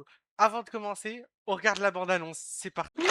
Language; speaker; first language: French; native; French